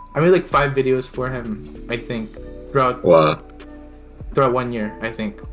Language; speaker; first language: English; non-native, fluent; Filipino